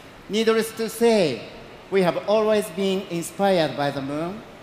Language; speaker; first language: English; non-native, learner; Japanese